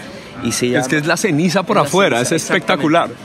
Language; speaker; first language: Spanish; native; Spanish